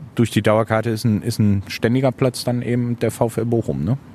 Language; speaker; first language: German; native; German